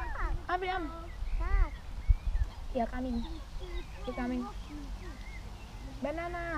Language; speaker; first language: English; non-native, learner; Indonesian